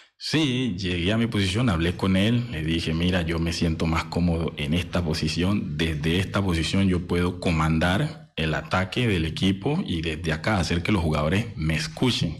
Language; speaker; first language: Spanish; native; Spanish